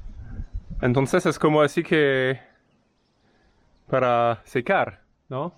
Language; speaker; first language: Spanish; non-native, learner; French